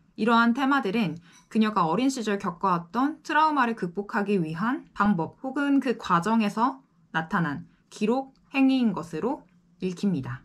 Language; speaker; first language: Korean; native; Korean